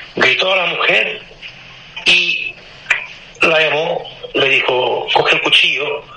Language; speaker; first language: Spanish; non-native, fluent; Romanian